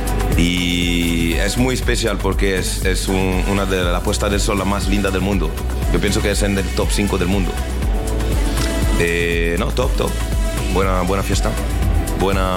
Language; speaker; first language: Spanish; non-native, learner; French